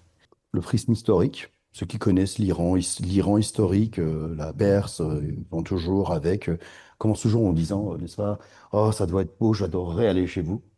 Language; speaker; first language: French; non-native, fluent; Persian